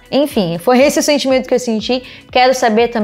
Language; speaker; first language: Portuguese; native; Portuguese